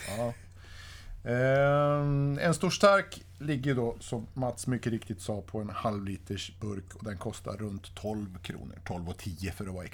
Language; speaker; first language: Swedish; native; Swedish